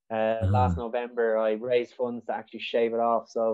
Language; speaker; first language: English; native; English